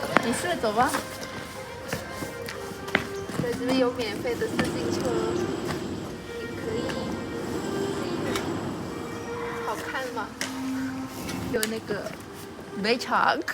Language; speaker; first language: Chinese; non-native, learner; Indonesian